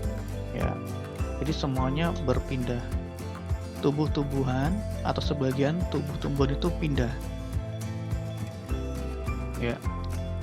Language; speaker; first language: Indonesian; native; Indonesian